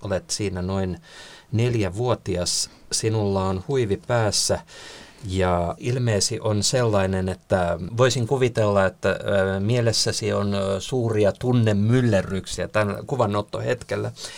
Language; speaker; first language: Finnish; native; Finnish